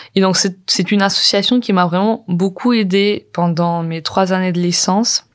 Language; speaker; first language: French; non-native, fluent; Ukrainian